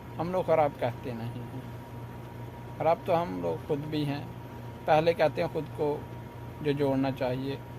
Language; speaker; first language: Urdu; non-native, local second language; Punjabi